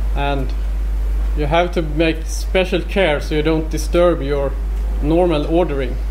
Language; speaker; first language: English; non-native, fluent; Swedish